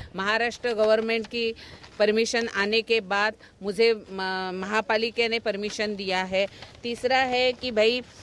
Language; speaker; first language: Hindi; non-native, local second language; Marathi